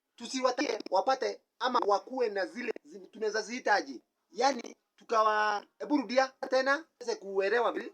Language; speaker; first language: Swahili; non-native, local second language; Kikuyu